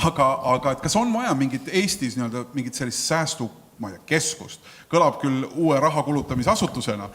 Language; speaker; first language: Estonian; native; Estonian